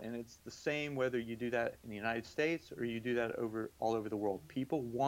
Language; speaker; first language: English; native; English